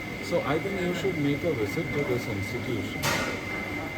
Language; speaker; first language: English; non-native, local second language; Malayalam